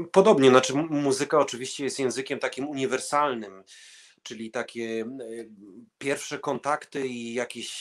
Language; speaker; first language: Polish; early bilingual, heritage; Polish